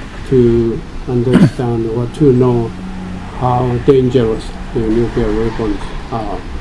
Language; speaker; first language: English; non-native, fluent; Japanese